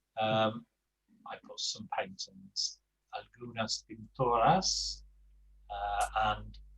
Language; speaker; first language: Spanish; non-native, learner; English